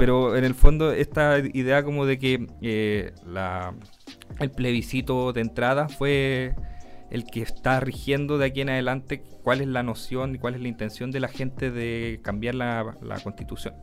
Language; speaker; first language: Spanish; native; Spanish